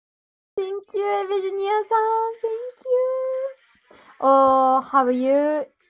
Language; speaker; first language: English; non-native, learner; Japanese